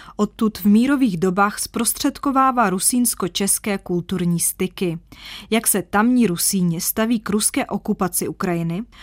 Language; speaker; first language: Czech; native; Czech